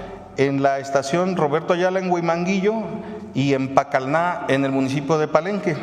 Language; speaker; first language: Spanish; native; Spanish